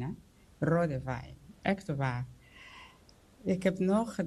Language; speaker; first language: Dutch; non-native, learner; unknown